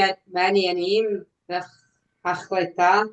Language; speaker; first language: Hebrew; non-native, learner; English